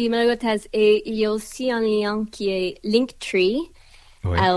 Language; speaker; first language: French; non-native, learner; English